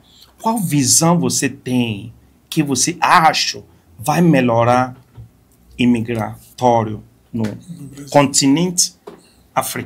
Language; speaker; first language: Portuguese; non-native, fluent; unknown